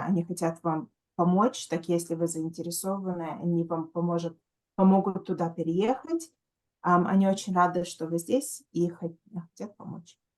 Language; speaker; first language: Russian; early bilingual, heritage; Russian